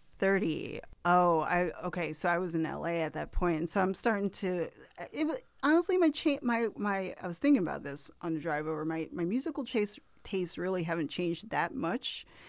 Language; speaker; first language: English; native; English